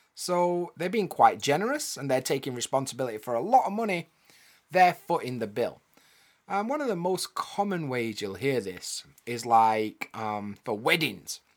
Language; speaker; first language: English; native; English